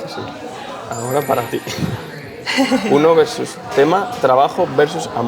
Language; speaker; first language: Spanish; native; Spanish